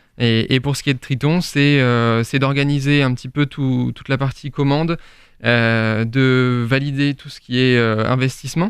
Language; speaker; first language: French; native; French